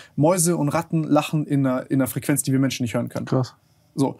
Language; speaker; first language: German; native; German